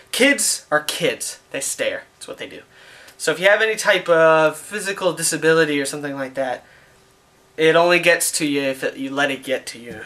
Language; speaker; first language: English; native; English